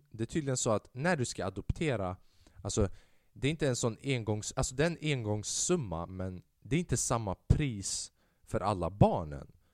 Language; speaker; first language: Swedish; early bilingual, other home language; Albanian